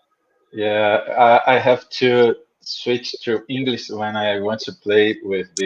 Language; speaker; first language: English; non-native, fluent; Portuguese